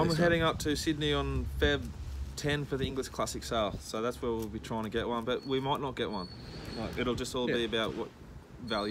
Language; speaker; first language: English; native; English